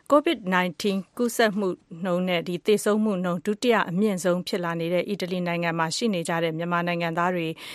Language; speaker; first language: Burmese; native; Burmese